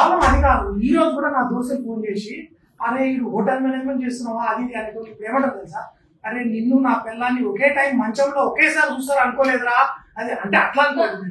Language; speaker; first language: Telugu; native; Telugu